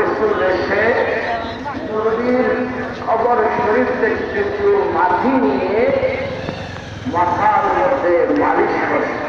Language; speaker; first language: Bangla; native; Bangla